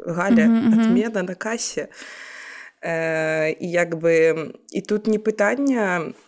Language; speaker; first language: Belarusian; non-native, local second language; Russian